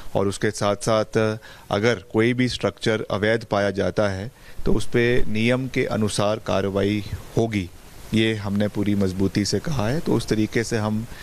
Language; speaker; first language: Hindi; native; Hindi